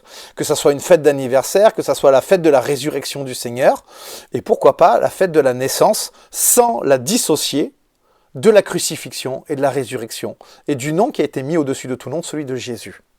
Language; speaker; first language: French; native; French